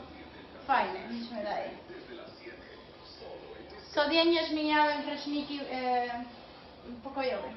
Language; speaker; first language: Polish; non-native, learner; Spanish